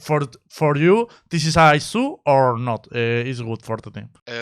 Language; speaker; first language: English; non-native, learner; Spanish